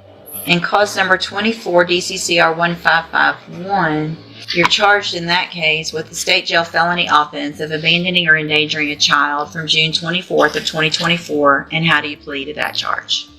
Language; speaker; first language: English; native; English